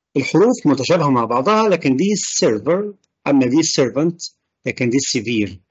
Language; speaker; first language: Arabic; native; Arabic